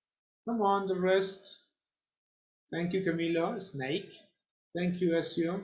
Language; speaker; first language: English; non-native, fluent; Spanish